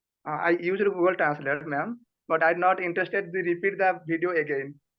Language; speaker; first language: English; non-native, learner; Odia